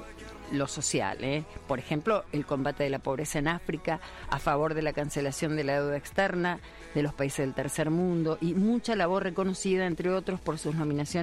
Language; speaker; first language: Spanish; native; Spanish